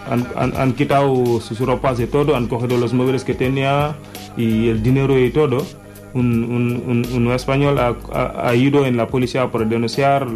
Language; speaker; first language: Spanish; non-native, learner; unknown